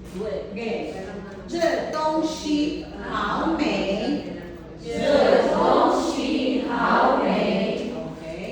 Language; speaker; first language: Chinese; non-native, fluent; Filipino